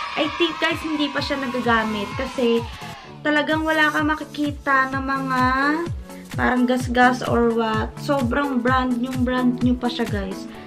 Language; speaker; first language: Filipino; native; Filipino